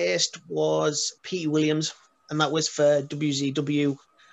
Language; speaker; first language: English; native; English